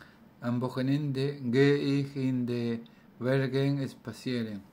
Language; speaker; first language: German; non-native, learner; Spanish